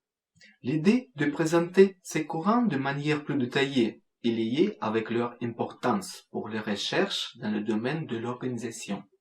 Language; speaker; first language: French; non-native, fluent; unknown